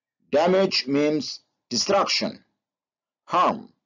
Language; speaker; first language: English; non-native, fluent; Indonesian